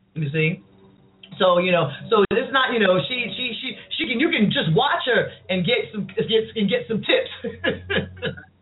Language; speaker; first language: English; native; English